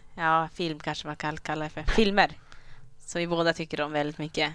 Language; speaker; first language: Swedish; early bilingual, other home language; Kinyarwanda